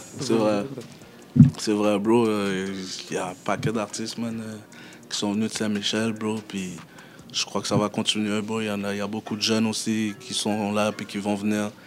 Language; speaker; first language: French; early bilingual, other home language; Haitian Creole